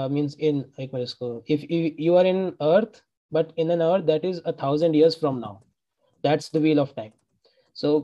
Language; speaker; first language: English; non-native, local second language; Hindi